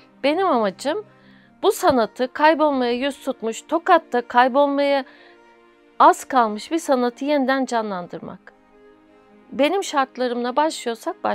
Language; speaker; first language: Turkish; native; Turkish